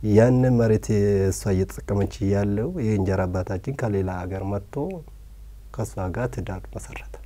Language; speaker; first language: Amharic; early bilingual, other home language; Oromo